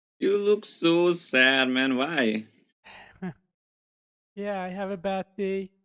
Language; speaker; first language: English; non-native, learner; Persian